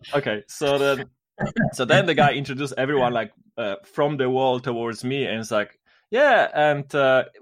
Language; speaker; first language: English; non-native, fluent; Polish